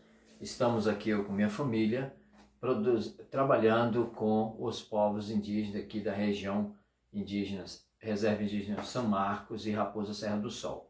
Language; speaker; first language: Portuguese; native; Portuguese